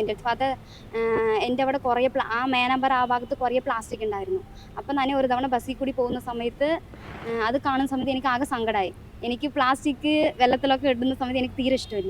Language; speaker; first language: Malayalam; non-native, local second language; Tamil